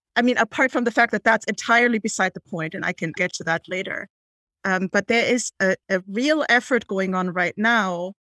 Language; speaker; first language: English; non-native, fluent; German